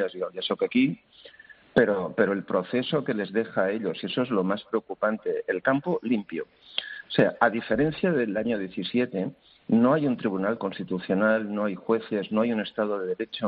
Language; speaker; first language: Spanish; native; Spanish